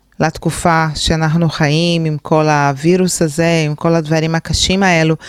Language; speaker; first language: Hebrew; non-native, fluent; Portuguese